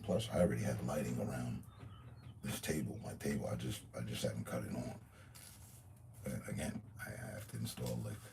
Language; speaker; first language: English; native; English